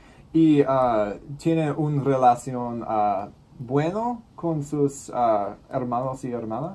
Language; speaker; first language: Spanish; non-native, learner; English